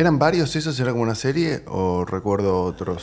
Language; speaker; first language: Spanish; native; Spanish